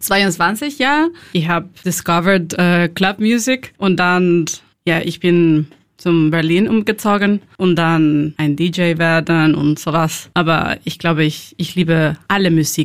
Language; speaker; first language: German; non-native, learner; Spanish